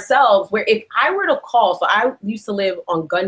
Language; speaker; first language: English; early bilingual, other home language; Spanish